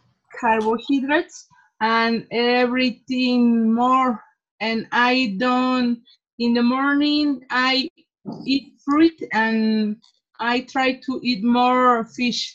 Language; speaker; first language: English; non-native, learner; Spanish